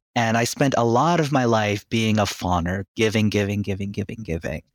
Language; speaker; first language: English; early bilingual, other home language; Filipino